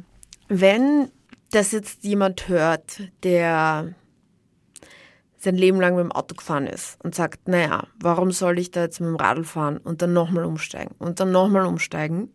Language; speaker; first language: German; native; German